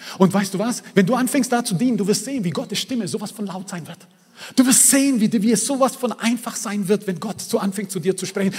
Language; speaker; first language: German; early bilingual, other home language; Croatian